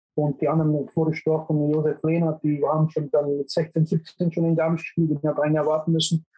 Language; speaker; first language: German; native; German